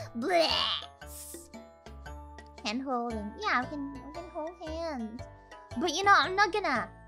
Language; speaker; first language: English; non-native, fluent; Italian